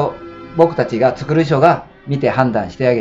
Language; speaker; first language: Japanese; native; Japanese